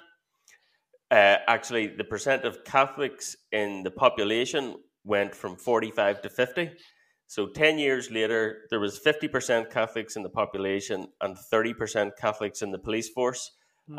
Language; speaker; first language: English; native; English